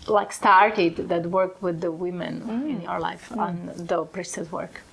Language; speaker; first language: English; non-native, fluent; Slovak